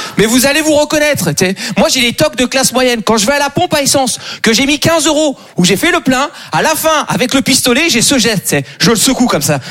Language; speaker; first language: French; native; French